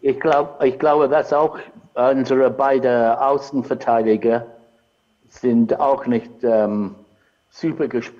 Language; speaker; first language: German; non-native, fluent; English